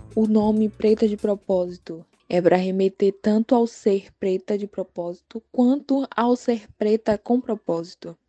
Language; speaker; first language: Portuguese; native; Portuguese